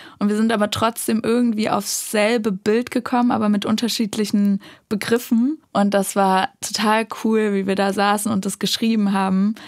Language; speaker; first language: German; native; German